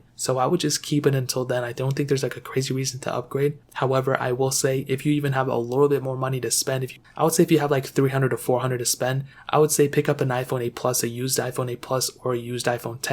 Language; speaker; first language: English; native; English